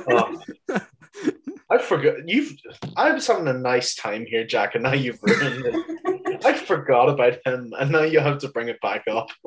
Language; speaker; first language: English; native; English